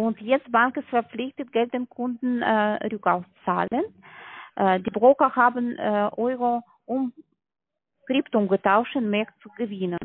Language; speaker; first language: German; non-native, learner; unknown